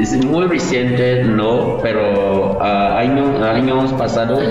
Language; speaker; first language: Spanish; non-native, learner; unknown